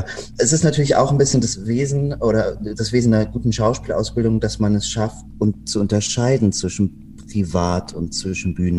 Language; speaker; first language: German; native; German